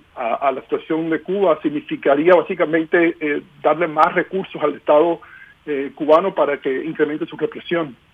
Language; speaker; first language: Spanish; early bilingual, heritage; Spanish